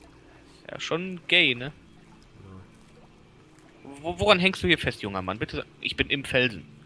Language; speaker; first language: German; native; German